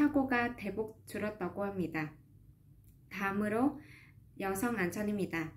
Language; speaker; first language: Korean; non-native, fluent; Vietnamese